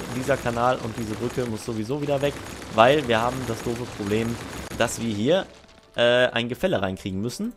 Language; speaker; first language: German; native; German